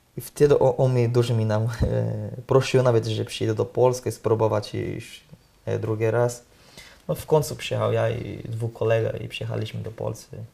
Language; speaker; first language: Polish; non-native, learner; Portuguese